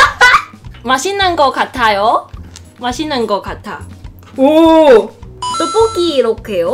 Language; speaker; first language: Korean; non-native, learner; Cantonese